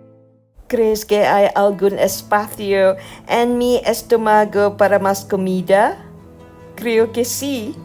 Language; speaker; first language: Spanish; non-native, learner; Malay